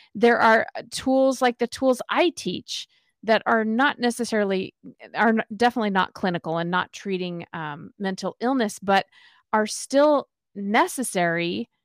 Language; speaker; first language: English; native; English